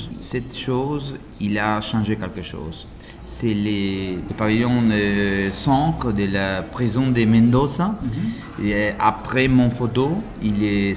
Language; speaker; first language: French; non-native, learner; Italian